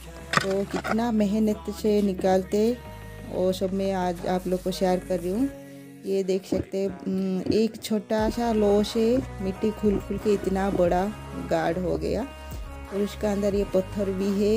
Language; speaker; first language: Hindi; non-native, local second language; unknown